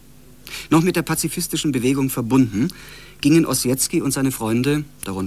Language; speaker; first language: German; native; German